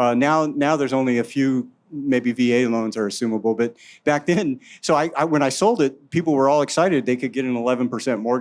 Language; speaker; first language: English; native; English